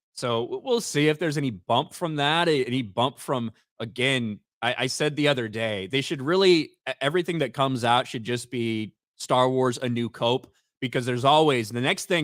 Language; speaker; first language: English; native; English